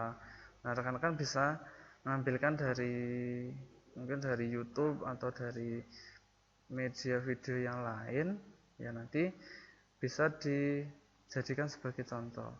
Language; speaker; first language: Indonesian; native; Indonesian